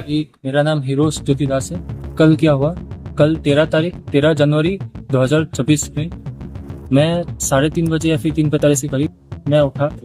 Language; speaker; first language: Hindi; non-native, local second language; Assamese